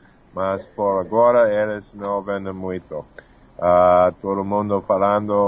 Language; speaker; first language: Portuguese; non-native, fluent; English